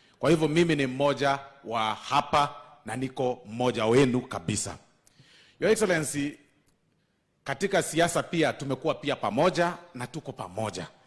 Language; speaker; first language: Swahili; non-native, local second language; Gusii